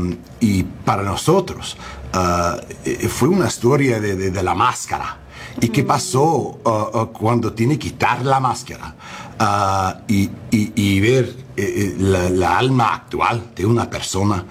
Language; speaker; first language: Spanish; non-native, learner; English